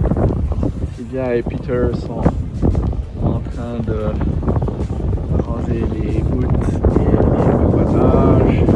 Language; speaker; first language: French; native; French